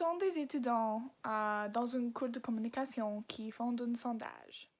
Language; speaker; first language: French; non-native, learner; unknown